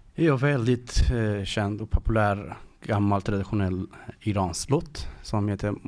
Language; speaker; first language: Swedish; non-native, fluent; Persian